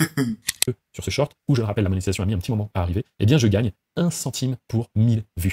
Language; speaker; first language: French; native; French